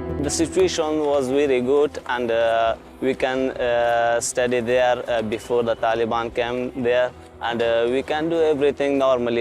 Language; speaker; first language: English; non-native, learner; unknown